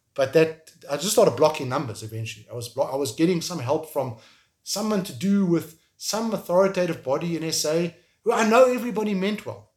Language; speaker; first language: English; native; English